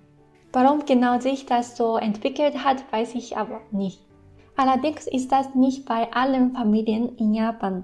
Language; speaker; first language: German; non-native, fluent; Japanese